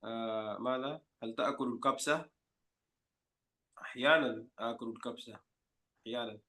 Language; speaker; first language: Arabic; non-native, fluent; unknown